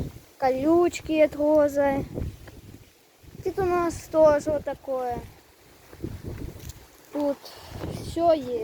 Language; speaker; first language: Russian; early bilingual, heritage; Russian